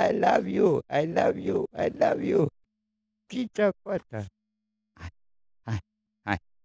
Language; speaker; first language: English; non-native, learner; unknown